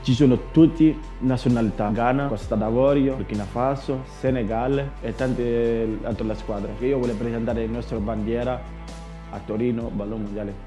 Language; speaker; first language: Italian; non-native, learner; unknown